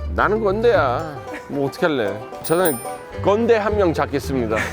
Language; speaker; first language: Korean; non-native, fluent; English